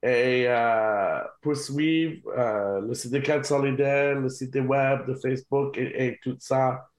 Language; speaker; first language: French; non-native, learner; English